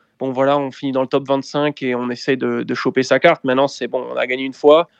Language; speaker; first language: French; native; French